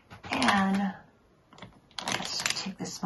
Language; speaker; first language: English; native; English